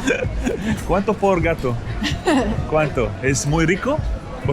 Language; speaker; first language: Spanish; non-native, learner; English